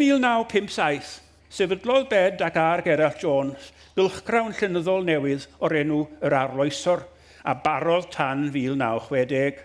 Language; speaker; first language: Welsh; native; Welsh